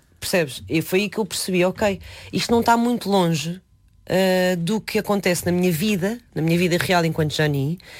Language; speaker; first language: Portuguese; early bilingual, other home language; Chinese